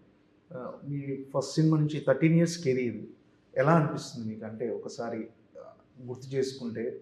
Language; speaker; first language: Telugu; native; Telugu